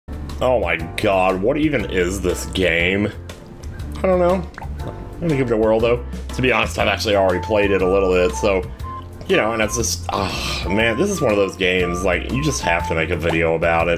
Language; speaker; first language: English; native; English